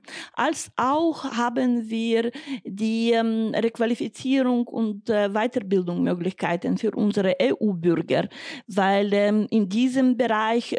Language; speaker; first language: German; non-native, fluent; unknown